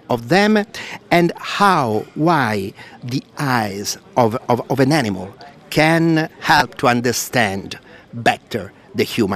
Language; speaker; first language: English; non-native, fluent; Italian